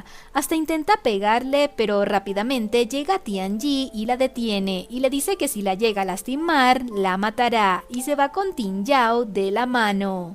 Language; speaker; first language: Spanish; native; Spanish